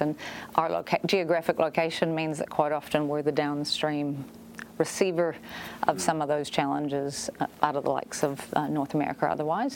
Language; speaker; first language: English; native; English